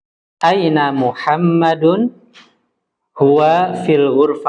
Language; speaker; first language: Arabic; non-native, fluent; Indonesian